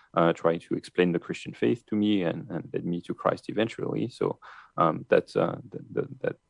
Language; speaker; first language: English; non-native, fluent; French